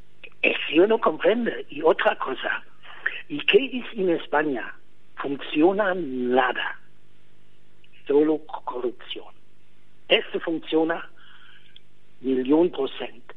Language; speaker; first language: Spanish; non-native, learner; German